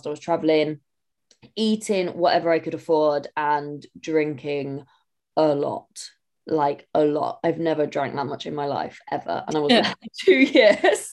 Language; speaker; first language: English; native; English